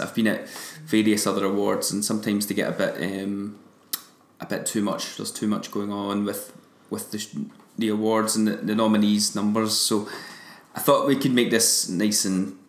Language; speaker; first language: English; native; English